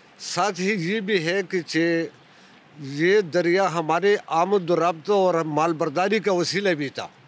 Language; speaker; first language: Urdu; non-native, local second language; Pashto